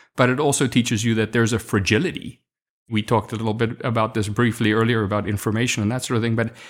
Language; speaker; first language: English; non-native, local second language; Afrikaans